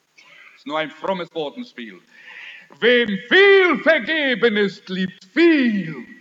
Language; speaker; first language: German; early bilingual, heritage; German